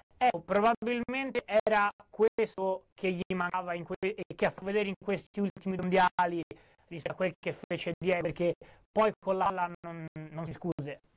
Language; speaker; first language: Italian; native; Italian